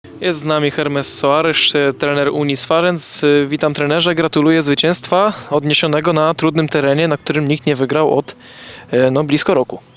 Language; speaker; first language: Polish; native; Polish